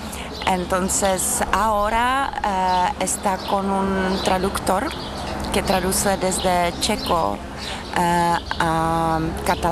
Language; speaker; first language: Spanish; non-native, fluent; Czech